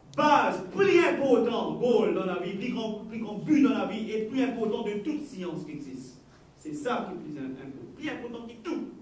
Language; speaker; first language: French; non-native, local second language; Haitian Creole